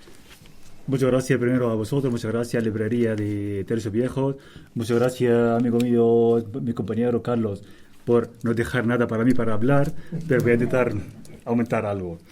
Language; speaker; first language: Spanish; non-native, fluent; Arabic